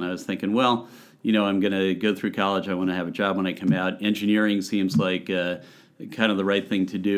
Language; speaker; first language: English; native; English